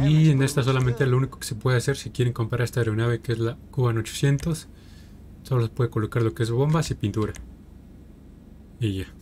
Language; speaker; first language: Spanish; native; Spanish